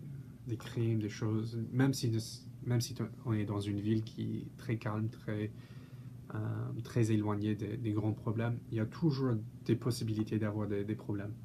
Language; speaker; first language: French; non-native, fluent; English